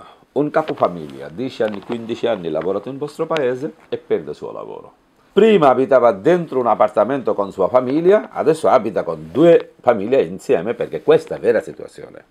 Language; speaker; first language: Italian; non-native, learner; Bangla